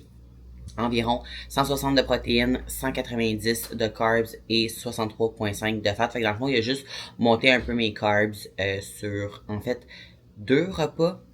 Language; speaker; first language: French; native; French